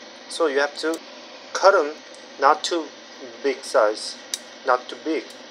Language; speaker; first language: English; non-native, fluent; Korean